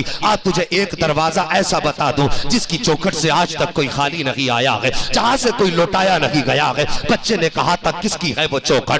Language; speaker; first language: Urdu; native; Urdu